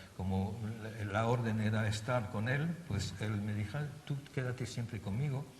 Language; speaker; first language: Spanish; non-native, fluent; German